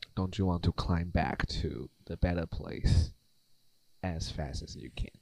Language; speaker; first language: English; non-native, fluent; Chinese